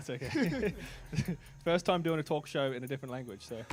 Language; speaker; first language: English; native; English